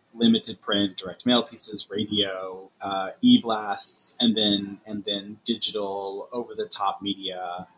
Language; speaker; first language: English; native; English